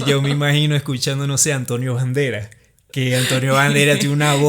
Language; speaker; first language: Spanish; native; Spanish